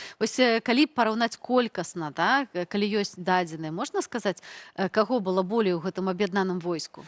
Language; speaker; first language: Belarusian; native; Belarusian